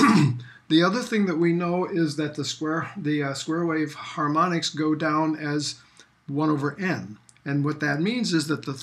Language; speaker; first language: English; native; English